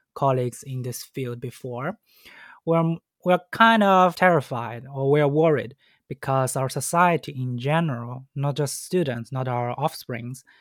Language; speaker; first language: English; non-native, fluent; Chinese